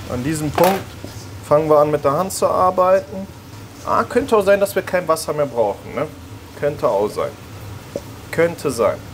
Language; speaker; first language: German; early bilingual, other home language; Italian